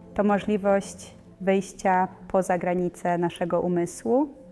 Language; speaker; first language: Polish; non-native, fluent; Slovenian